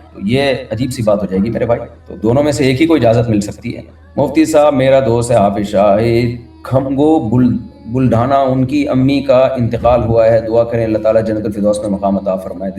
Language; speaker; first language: Urdu; native; Urdu